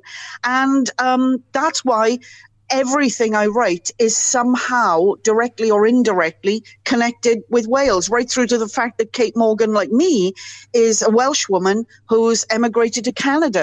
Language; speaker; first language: English; native; English